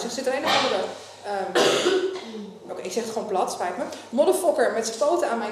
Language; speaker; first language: Dutch; native; Dutch